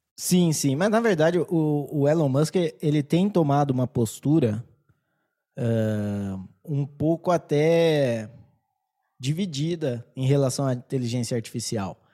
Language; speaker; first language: Portuguese; native; Portuguese